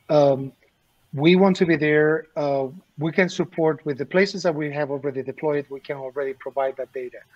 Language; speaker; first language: English; non-native, fluent; Spanish